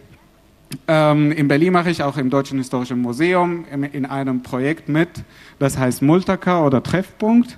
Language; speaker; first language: German; non-native, fluent; Arabic